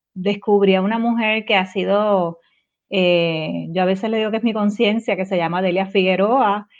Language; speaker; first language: Spanish; native; Spanish